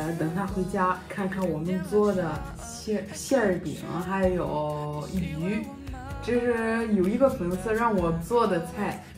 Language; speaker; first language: Chinese; non-native, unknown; French